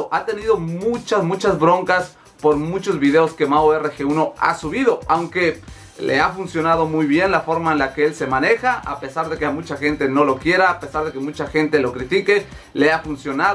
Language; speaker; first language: Spanish; native; Spanish